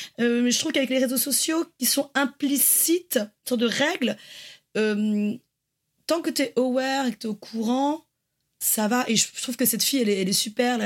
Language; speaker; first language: French; native; French